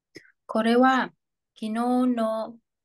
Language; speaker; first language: Japanese; non-native, learner; Vietnamese